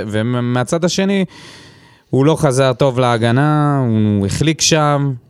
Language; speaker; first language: Hebrew; native; Hebrew